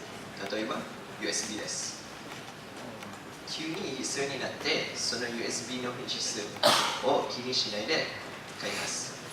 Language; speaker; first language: Japanese; non-native, learner; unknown